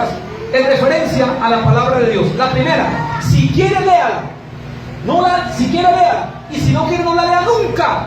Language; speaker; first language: Spanish; native; Spanish